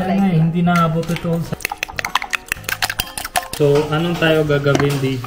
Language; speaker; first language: Filipino; non-native, learner; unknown